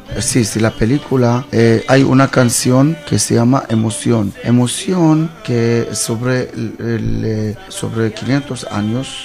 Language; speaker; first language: Spanish; non-native, learner; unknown